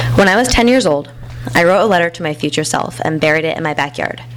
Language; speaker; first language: English; native; English